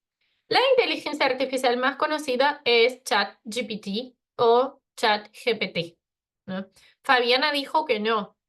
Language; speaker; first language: Spanish; non-native, fluent; Portuguese